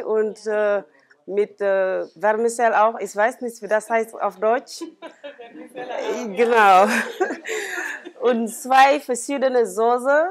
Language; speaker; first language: German; non-native, learner; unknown